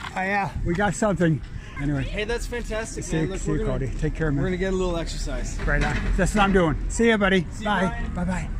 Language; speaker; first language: English; native; English